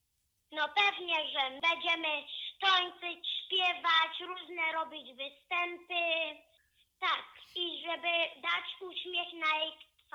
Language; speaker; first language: Polish; early bilingual, heritage; Polish